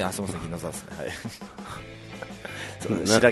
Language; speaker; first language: Japanese; native; Japanese